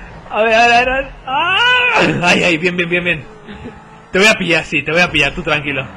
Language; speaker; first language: Spanish; native; Spanish